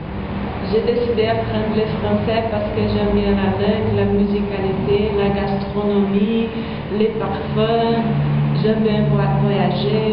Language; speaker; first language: French; non-native, learner; Portuguese